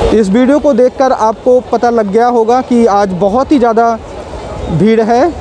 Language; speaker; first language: Hindi; native; Hindi